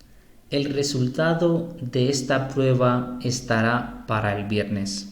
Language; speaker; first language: Spanish; non-native, fluent; Urdu